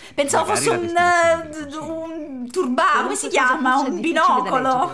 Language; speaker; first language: Italian; native; Italian